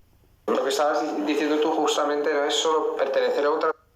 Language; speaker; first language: Spanish; non-native, fluent; Italian